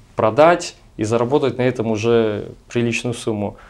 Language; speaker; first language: Russian; native; Russian